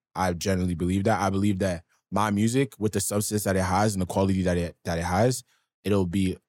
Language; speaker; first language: English; native; English